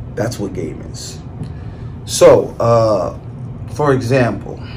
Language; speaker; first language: English; native; English